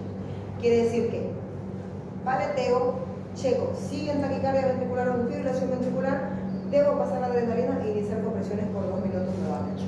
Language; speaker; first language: Spanish; native; Spanish